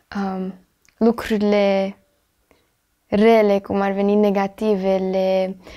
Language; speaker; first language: Romanian; early bilingual, heritage; Romanian